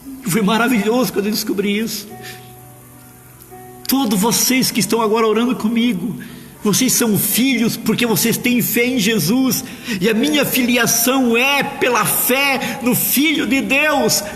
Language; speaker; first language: Portuguese; native; Portuguese